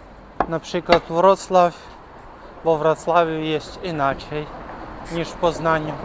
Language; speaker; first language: Polish; non-native, learner; Ukrainian